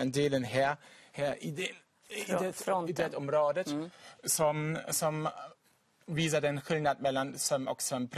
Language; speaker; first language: Swedish; non-native, fluent; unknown